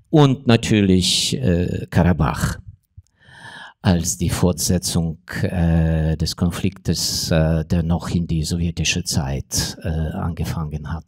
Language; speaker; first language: German; non-native, fluent; Ukrainian